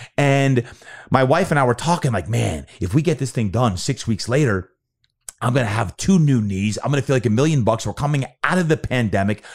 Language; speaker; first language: English; native; English